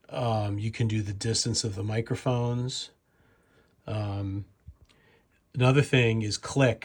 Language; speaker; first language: English; native; English